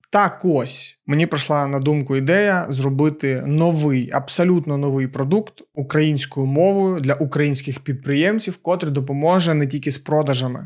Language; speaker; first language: Ukrainian; non-native, local second language; Russian